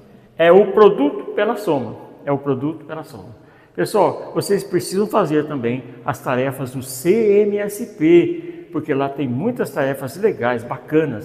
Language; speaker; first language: Portuguese; native; Portuguese